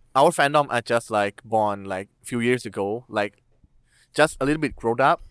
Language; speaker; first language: English; non-native, learner; Thai